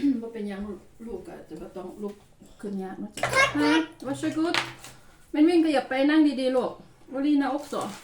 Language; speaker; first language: Swedish; non-native, learner; Thai